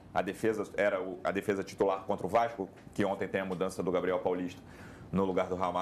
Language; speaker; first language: Portuguese; native; Portuguese